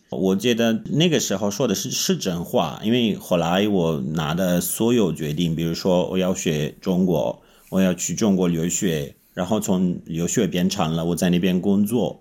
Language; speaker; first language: Chinese; non-native, fluent; Italian